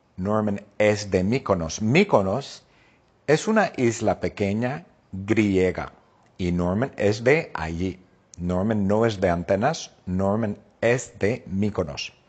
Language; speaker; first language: Spanish; non-native, fluent; English